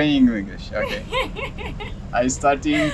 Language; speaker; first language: English; non-native, learner; Portuguese